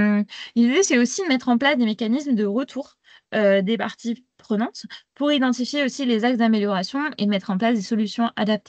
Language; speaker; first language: French; native; French